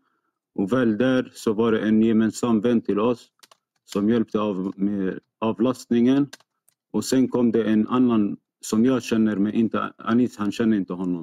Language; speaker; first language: Swedish; non-native, fluent; Arabic